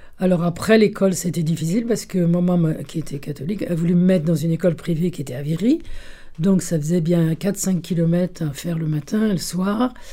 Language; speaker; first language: French; early bilingual, other home language; Italian